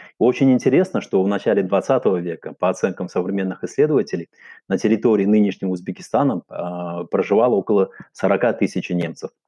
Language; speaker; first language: Russian; non-native, local second language; Uzbek